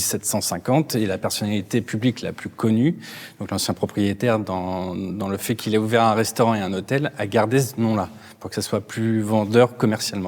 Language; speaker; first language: French; native; French